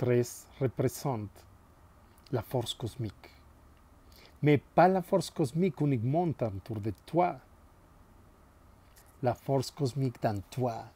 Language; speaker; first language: French; non-native, fluent; Spanish